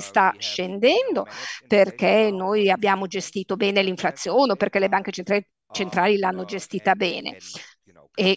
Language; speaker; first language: Italian; native; Italian